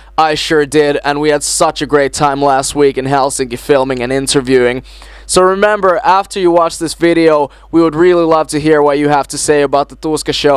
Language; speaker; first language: English; non-native, fluent; Finnish